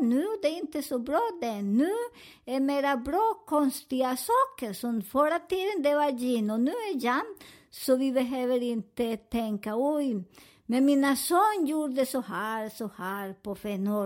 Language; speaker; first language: Swedish; non-native, learner; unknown